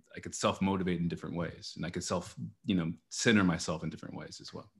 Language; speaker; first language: English; native; English